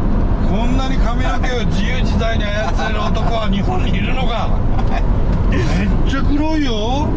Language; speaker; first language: Japanese; native; Japanese